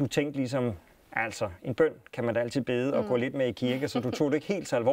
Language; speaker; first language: Danish; native; Danish